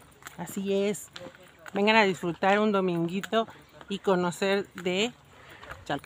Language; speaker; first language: Spanish; native; Spanish